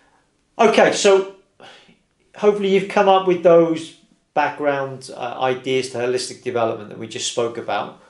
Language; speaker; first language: English; native; English